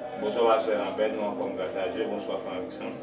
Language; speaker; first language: French; non-native, local second language; Haitian Creole